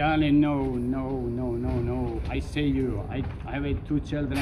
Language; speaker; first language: English; non-native, learner; Persian